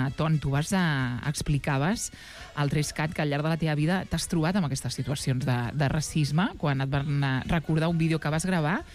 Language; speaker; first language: Catalan; native; Catalan